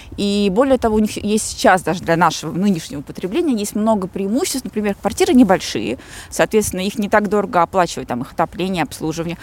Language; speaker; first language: Russian; native; Russian